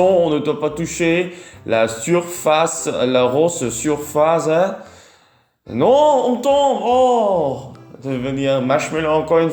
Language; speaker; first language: French; non-native, learner; Vietnamese